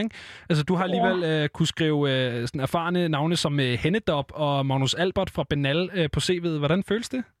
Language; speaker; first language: Danish; native; Danish